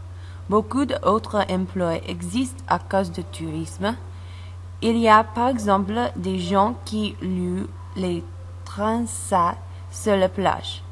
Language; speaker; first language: French; non-native, learner; English